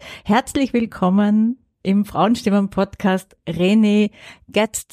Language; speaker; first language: German; native; German